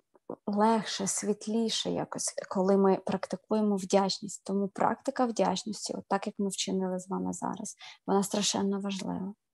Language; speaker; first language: Ukrainian; native; Ukrainian